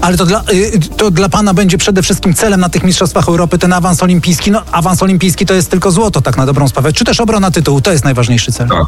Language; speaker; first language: Polish; native; Polish